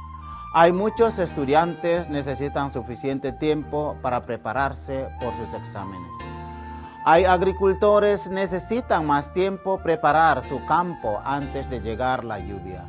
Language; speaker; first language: Spanish; non-native, fluent; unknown